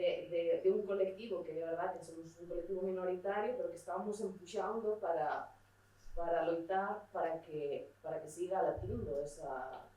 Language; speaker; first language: Galician; non-native, local second language; Spanish